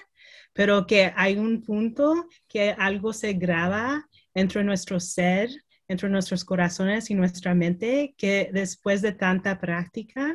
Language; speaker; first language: Spanish; early bilingual, heritage; Spanish